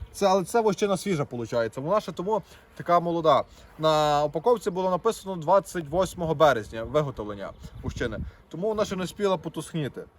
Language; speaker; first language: Ukrainian; native; Ukrainian